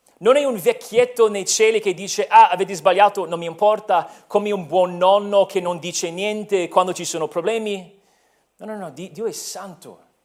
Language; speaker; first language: Italian; non-native, fluent; English